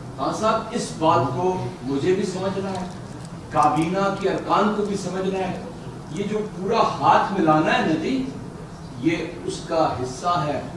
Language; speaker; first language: Urdu; native; Urdu